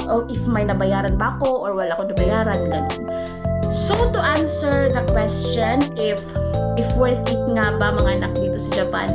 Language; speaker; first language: Filipino; native; Filipino